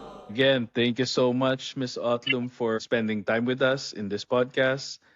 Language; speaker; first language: English; non-native, local second language; Filipino